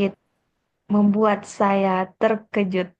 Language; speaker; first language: Indonesian; non-native, learner; Korean